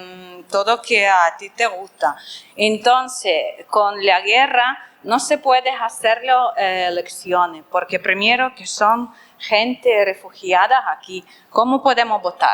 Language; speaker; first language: Spanish; non-native, fluent; Ukrainian